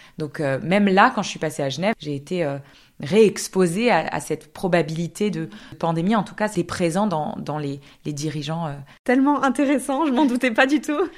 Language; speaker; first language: French; native; French